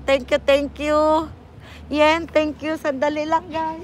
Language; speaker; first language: English; non-native, local second language; Cebuano